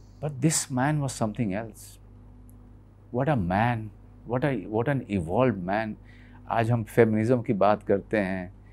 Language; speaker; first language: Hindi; native; Hindi